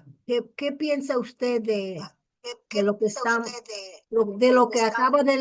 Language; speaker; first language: Spanish; early bilingual, heritage; English